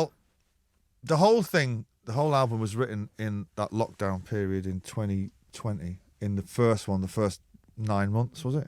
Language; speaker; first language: English; native; English